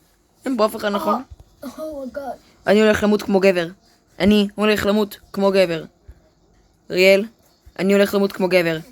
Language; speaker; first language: Hebrew; native; Hebrew